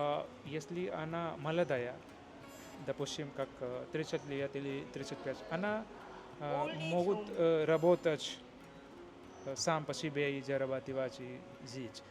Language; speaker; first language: Russian; non-native, learner; Hindi